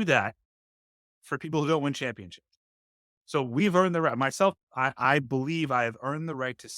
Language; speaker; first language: English; native; English